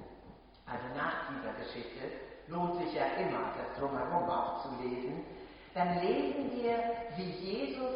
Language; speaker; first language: German; native; German